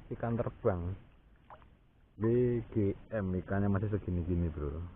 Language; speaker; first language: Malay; non-native, local second language; Javanese